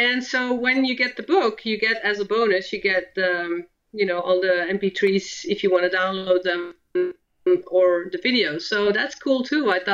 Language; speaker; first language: English; non-native, fluent; Dutch